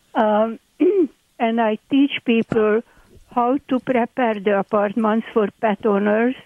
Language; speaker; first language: English; non-native, learner; Hungarian